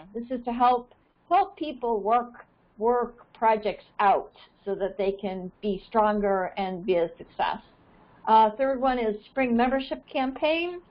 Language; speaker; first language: English; native; English